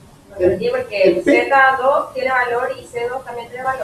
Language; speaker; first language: Spanish; native; Spanish